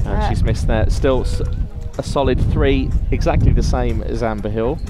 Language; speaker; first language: English; native; English